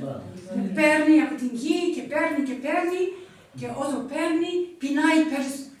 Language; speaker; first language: Greek; non-native, learner; English